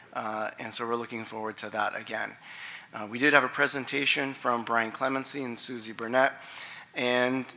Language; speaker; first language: English; native; English